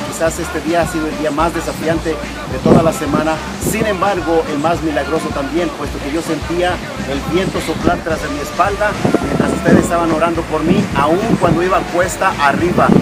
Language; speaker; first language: Spanish; native; Spanish